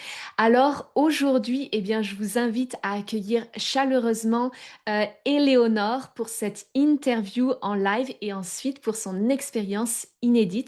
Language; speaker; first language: French; native; French